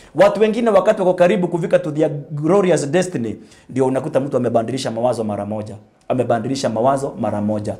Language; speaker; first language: Swahili; non-native, local second language; Meru